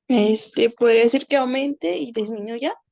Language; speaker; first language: Spanish; native; Spanish